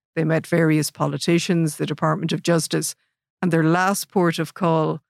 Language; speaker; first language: English; native; English